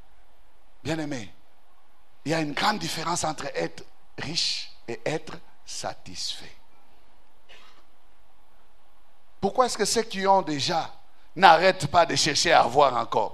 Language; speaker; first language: French; non-native, local second language; Swahili